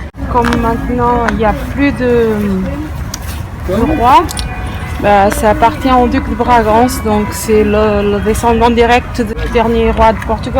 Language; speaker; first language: French; non-native, fluent; Portuguese